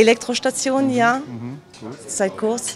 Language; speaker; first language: German; non-native, fluent; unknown